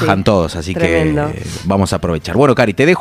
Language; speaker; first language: Spanish; native; Spanish